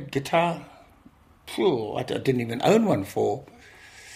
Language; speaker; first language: English; native; English